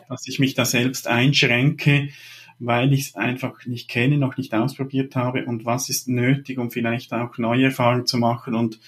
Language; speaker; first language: German; native; German